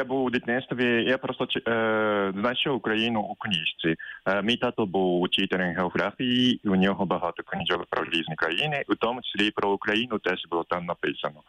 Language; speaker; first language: Ukrainian; non-native, fluent; Japanese